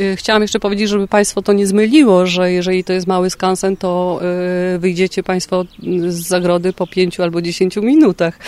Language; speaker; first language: Polish; native; Polish